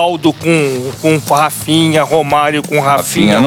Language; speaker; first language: Portuguese; native; Portuguese